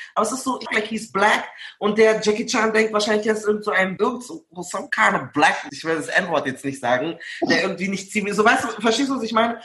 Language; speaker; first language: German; early bilingual, other home language; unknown